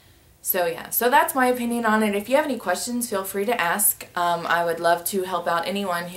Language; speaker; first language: English; native; English